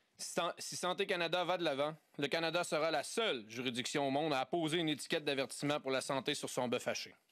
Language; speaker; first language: French; native; French